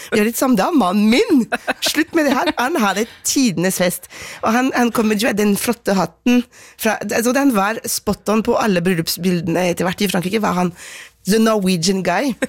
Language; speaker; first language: Norwegian; non-native, fluent; French